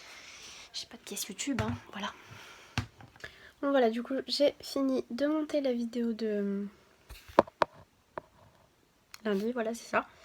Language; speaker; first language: French; native; French